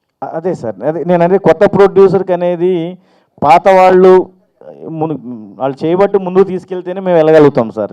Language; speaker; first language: Telugu; native; Telugu